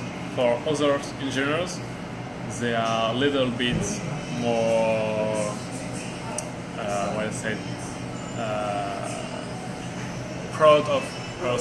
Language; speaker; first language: English; non-native, learner; French